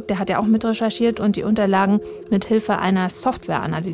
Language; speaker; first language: German; native; German